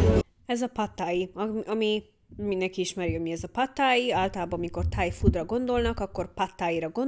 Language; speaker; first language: Hungarian; early bilingual, heritage; Hungarian